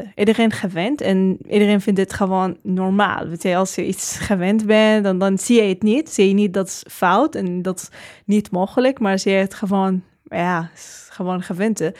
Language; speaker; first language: Dutch; non-native, learner; Arabic